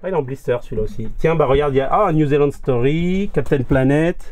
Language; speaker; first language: French; native; French